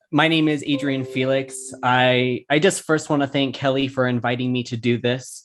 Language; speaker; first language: English; native; English